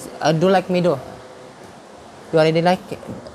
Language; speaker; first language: English; non-native, learner; Indonesian